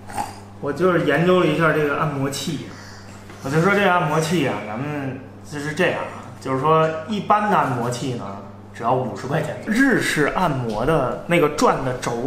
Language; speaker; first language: Chinese; native; Chinese